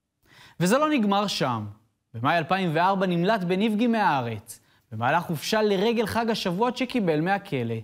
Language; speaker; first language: Hebrew; native; Hebrew